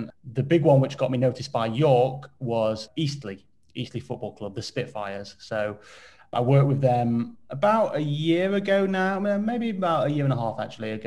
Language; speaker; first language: English; native; English